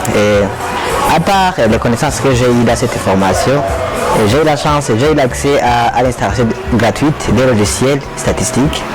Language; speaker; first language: French; non-native, local second language; Rundi